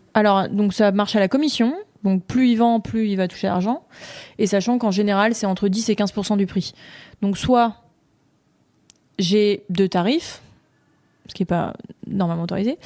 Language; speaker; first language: French; native; French